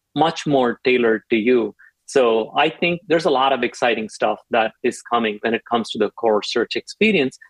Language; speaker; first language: English; non-native, local second language; Tamil